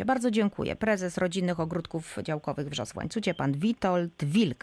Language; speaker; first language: Polish; native; Polish